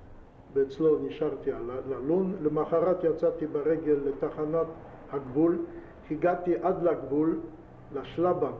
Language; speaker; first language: Hebrew; non-native, fluent; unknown